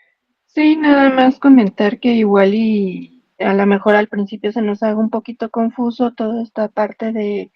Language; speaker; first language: Spanish; native; Spanish